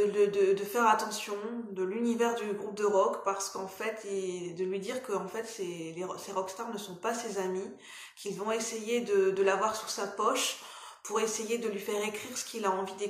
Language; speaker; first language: French; native; French